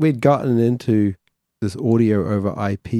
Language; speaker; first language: English; native; English